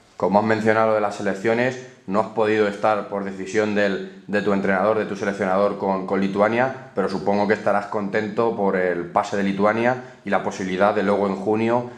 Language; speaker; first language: Spanish; native; Spanish